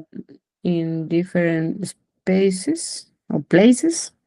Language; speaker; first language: English; non-native, learner; Spanish